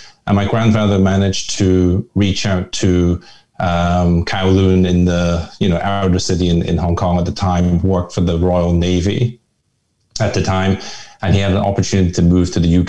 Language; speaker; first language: English; early bilingual, other home language; Hakka Chinese